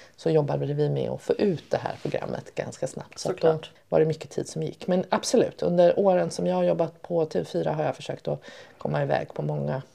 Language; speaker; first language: Swedish; early bilingual, other home language; Persian